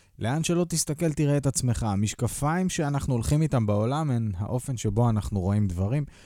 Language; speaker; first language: Hebrew; native; Hebrew